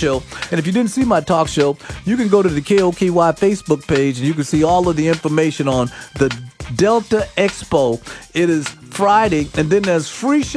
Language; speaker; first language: English; native; English